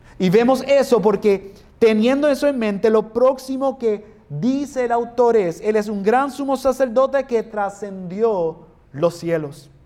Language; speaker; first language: Spanish; non-native, fluent; English